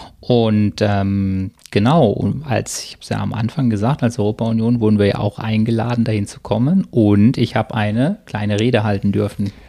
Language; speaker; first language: German; native; German